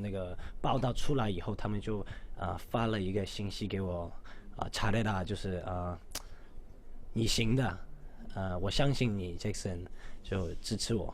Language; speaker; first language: Chinese; non-native, local second language; Cantonese